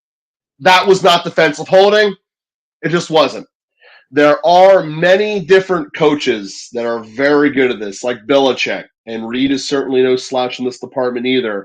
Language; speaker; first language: English; native; English